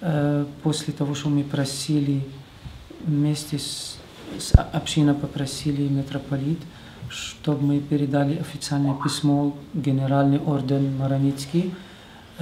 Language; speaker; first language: Russian; non-native, learner; Arabic